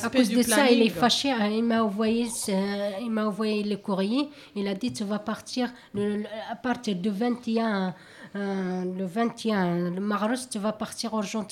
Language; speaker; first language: French; non-native, learner; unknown